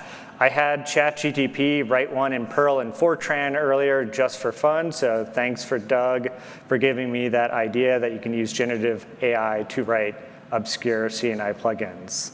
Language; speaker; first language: English; native; English